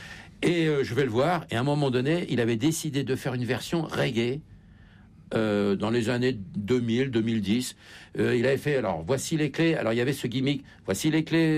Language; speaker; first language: French; native; French